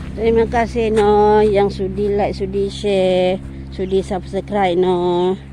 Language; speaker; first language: Malay; native; Malay